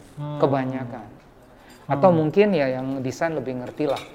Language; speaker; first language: Indonesian; native; Indonesian